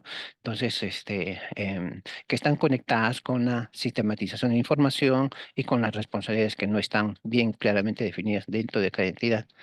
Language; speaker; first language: Spanish; native; Spanish